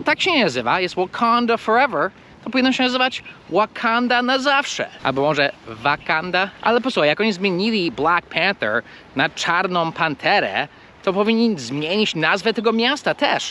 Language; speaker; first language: Polish; non-native, fluent; English